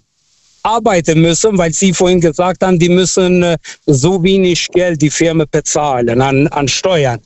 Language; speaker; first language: German; non-native, fluent; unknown